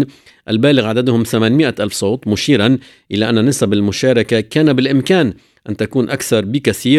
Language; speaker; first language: Arabic; native; Arabic